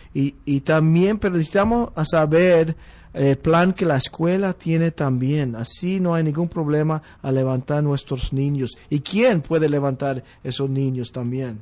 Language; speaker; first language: Spanish; early bilingual, heritage; Spanish